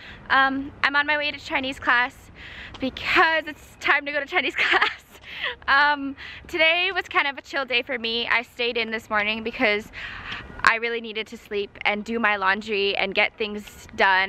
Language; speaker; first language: English; native; English